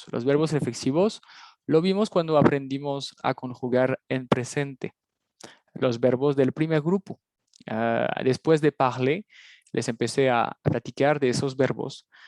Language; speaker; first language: Spanish; non-native, fluent; French